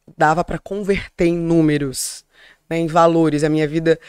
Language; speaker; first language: Portuguese; native; Portuguese